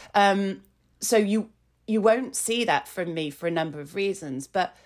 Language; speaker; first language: English; native; English